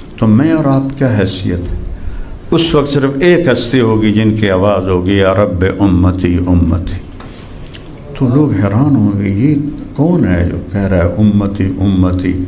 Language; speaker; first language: Urdu; non-native, local second language; Saraiki